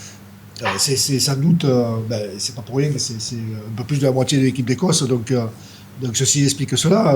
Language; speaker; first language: French; native; French